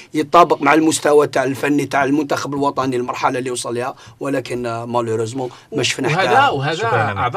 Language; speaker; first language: Arabic; native; Arabic